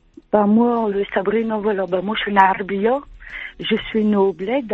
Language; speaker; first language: French; native; French